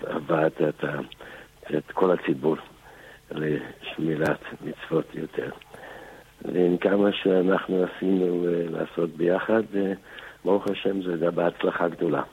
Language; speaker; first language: Hebrew; non-native, fluent; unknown